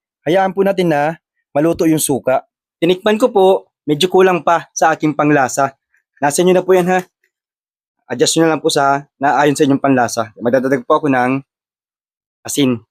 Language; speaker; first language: Filipino; native; Filipino